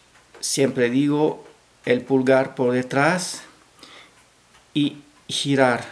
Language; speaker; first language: Spanish; non-native, fluent; French